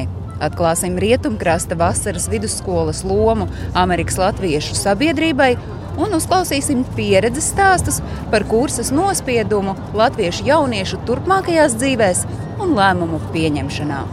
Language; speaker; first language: Latvian; native; Latvian